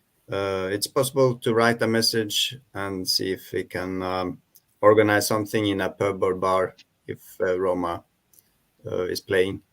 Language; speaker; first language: English; non-native, fluent; Norwegian